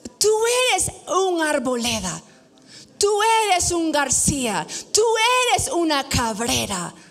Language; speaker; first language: Spanish; non-native, fluent; English